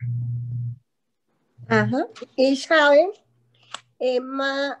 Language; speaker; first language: German; non-native, learner; Spanish